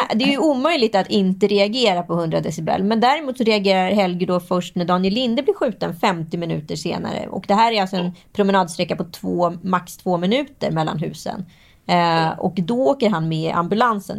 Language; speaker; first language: Swedish; native; Swedish